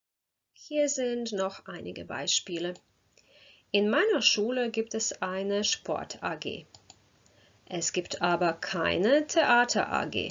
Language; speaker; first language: German; non-native, fluent; Croatian